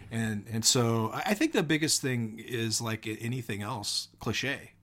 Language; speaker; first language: English; native; English